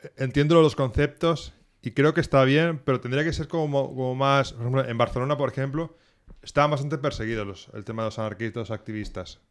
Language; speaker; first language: Spanish; native; Spanish